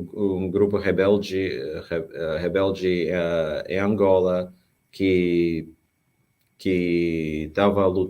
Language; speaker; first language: Portuguese; non-native, fluent; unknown